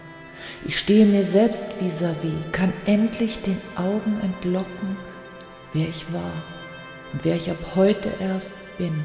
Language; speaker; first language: German; native; German